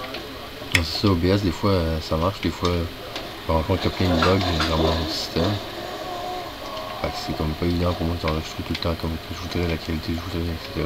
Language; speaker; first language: French; native; French